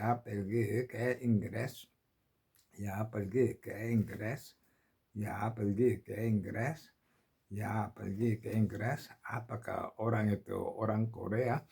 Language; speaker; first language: Indonesian; non-native, learner; Korean